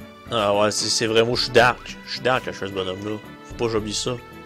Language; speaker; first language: French; native; French